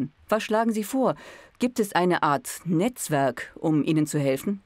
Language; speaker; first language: German; native; German